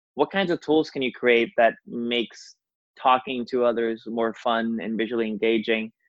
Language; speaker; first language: English; non-native, fluent; Portuguese